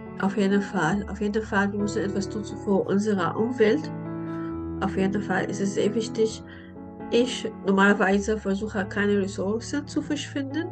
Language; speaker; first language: German; non-native, learner; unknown